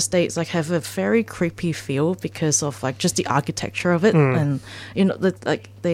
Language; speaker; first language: English; non-native, local second language; Cantonese